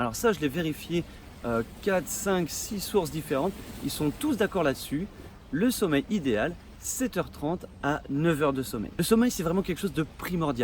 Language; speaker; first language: French; native; French